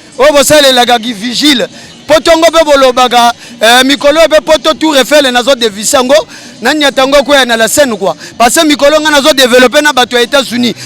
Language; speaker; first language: Lingala; native; Lingala